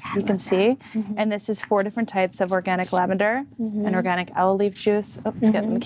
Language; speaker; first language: English; native; English